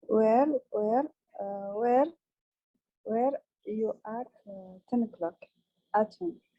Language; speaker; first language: English; non-native, learner; Arabic